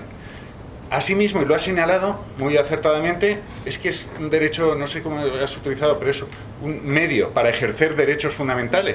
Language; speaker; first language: Spanish; native; Spanish